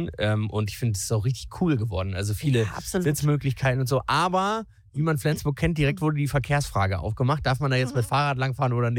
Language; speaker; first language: German; native; German